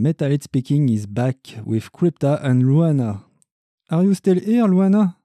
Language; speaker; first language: English; non-native, learner; French